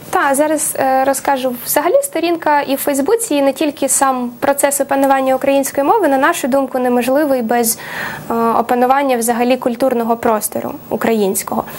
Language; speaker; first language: Ukrainian; native; Ukrainian